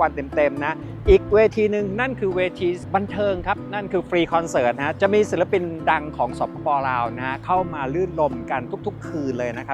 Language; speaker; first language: Thai; native; Thai